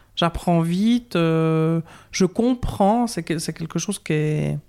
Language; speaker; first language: French; native; French